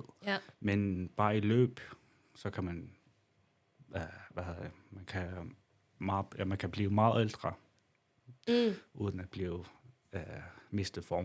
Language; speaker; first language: Danish; non-native, local second language; Kalaallisut